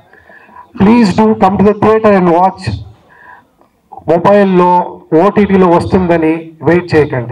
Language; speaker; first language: Telugu; non-native, learner; Kannada